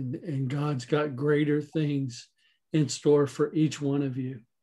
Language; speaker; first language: English; native; English